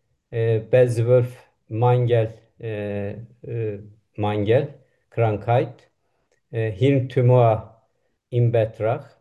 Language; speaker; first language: German; non-native, learner; Turkish